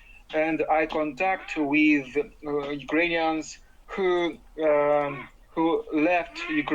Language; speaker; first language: English; non-native, learner; Ukrainian